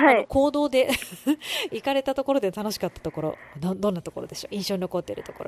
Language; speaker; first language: Japanese; native; Japanese